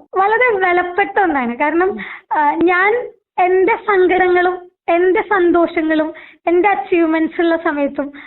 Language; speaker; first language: Malayalam; non-native, local second language; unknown